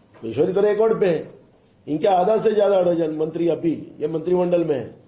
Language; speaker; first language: Hindi; non-native, local second language; Marathi